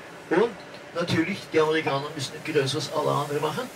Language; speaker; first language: German; non-native, fluent; Norwegian